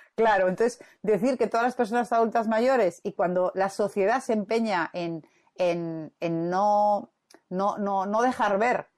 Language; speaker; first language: Spanish; native; Spanish